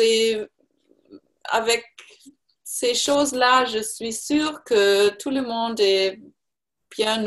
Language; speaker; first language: French; non-native, learner; German